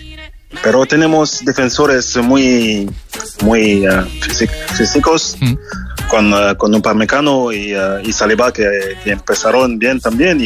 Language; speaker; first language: Spanish; non-native, fluent; French